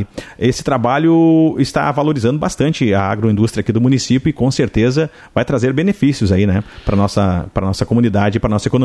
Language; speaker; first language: Portuguese; native; Portuguese